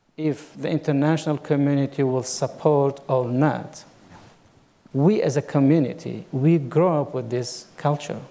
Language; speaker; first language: English; non-native, fluent; Kurdish